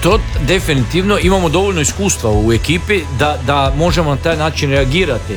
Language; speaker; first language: Serbian; native; Serbian